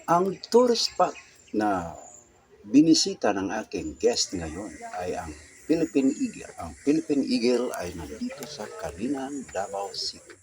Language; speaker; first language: Filipino; non-native, local second language; Cebuano